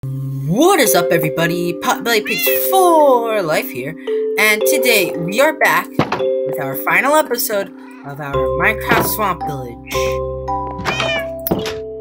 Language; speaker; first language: English; native; English